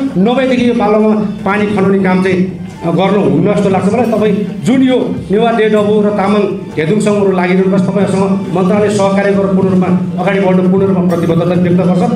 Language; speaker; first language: Nepali; non-native, local second language; Newari